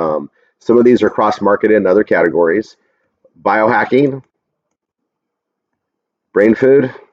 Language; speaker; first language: English; native; English